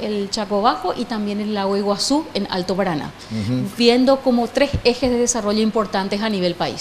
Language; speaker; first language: Spanish; native; Spanish